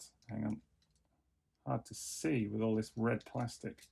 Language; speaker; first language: English; native; English